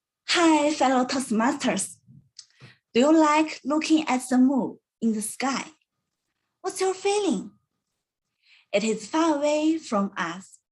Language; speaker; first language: English; non-native, learner; Chinese